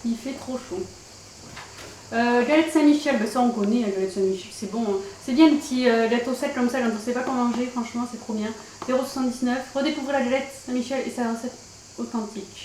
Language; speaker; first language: French; native; French